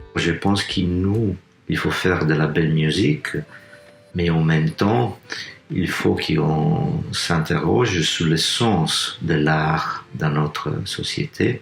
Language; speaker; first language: French; non-native, fluent; Italian